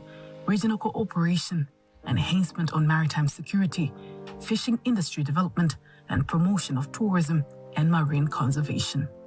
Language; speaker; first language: English; non-native, local second language; Swahili